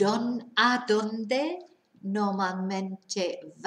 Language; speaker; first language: Spanish; non-native, fluent; English